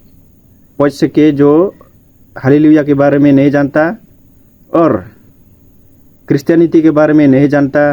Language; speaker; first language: Hindi; non-native, local second language; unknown